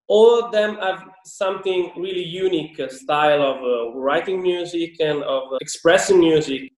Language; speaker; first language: English; non-native, fluent; Italian